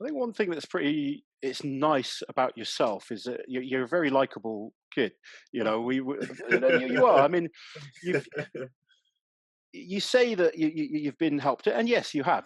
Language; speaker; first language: English; native; English